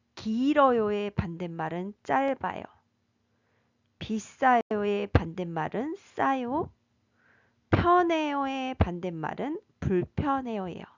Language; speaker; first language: Korean; native; Korean